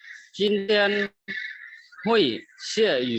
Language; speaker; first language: Chinese; non-native, learner; Lao